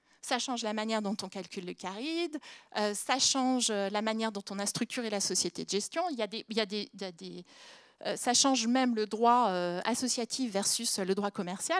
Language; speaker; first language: French; native; French